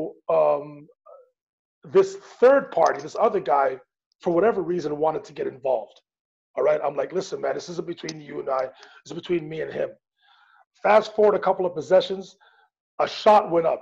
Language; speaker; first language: English; native; English